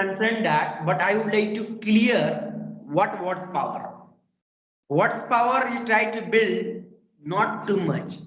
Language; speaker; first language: English; non-native, learner; Bhojpuri